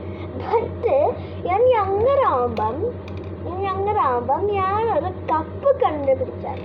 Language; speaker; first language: Malayalam; early bilingual, heritage; Malayalam